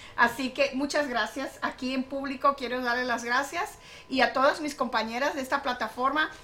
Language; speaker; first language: Spanish; native; Spanish